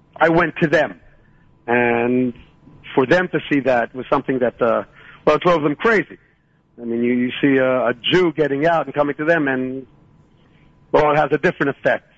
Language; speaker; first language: English; native; English